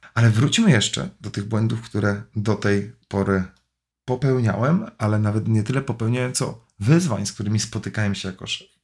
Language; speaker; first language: Polish; native; Polish